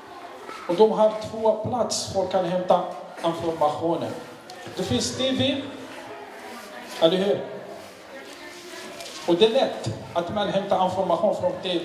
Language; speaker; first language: Swedish; non-native, learner; Arabic